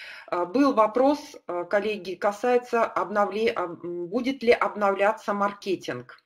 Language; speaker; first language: Russian; native; Russian